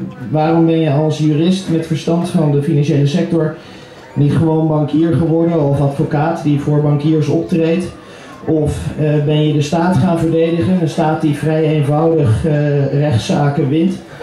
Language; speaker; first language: Dutch; native; Dutch